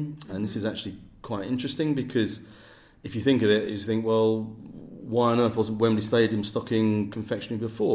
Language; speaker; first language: English; native; English